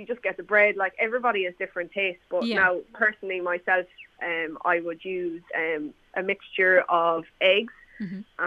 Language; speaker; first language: English; native; English